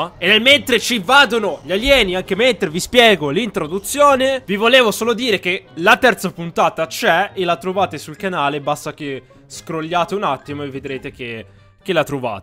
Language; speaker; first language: Italian; native; Italian